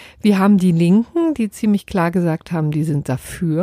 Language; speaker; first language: German; native; German